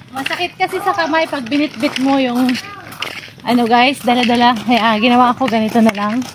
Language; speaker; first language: Filipino; non-native, local second language; Bikol